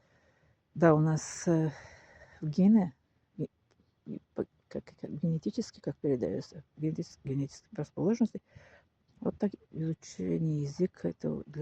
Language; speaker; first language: Russian; non-native, local second language; Tajik